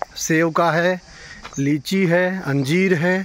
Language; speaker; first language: Hindi; native; Hindi